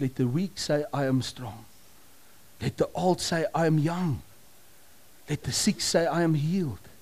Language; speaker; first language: English; non-native, local second language; Afrikaans